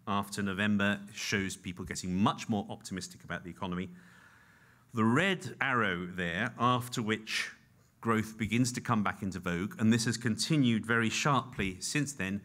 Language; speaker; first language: English; native; English